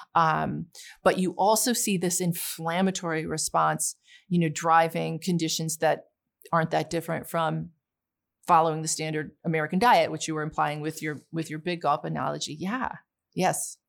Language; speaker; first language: English; early bilingual, other home language; Polish